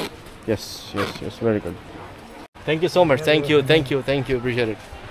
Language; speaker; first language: English; non-native, fluent; Urdu